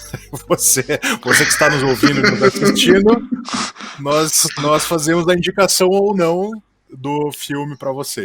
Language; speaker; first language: Portuguese; native; Portuguese